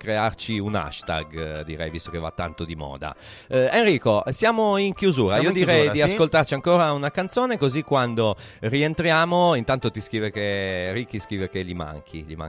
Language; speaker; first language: Italian; native; Italian